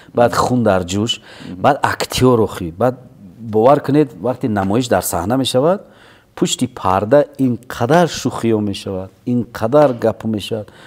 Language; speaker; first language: Tajik; native; Tajik